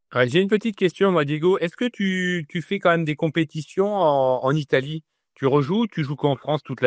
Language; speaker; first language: French; native; French